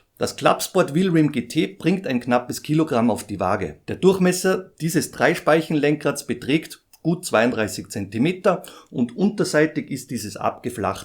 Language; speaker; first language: German; native; German